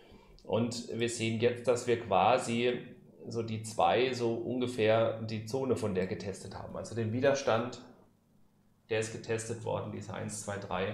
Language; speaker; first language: German; native; German